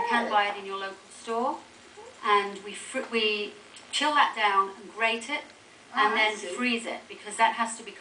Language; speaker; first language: English; native; English